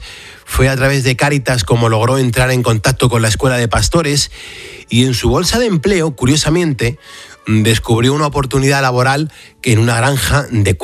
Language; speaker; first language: Spanish; native; Spanish